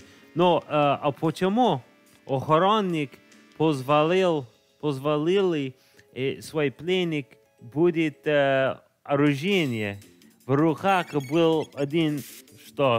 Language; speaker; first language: Russian; non-native, learner; English